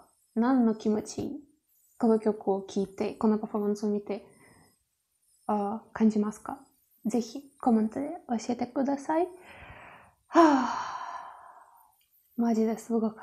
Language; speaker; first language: Japanese; non-native, fluent; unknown